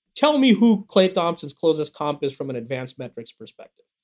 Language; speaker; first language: English; native; English